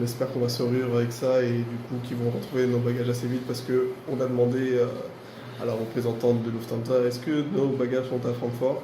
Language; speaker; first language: French; native; French